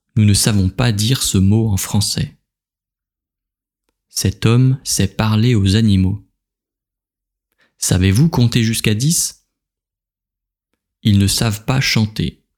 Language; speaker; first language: French; native; French